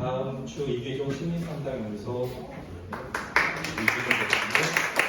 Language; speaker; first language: Korean; native; Korean